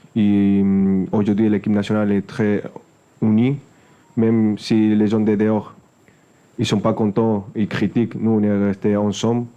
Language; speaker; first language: French; non-native, fluent; Spanish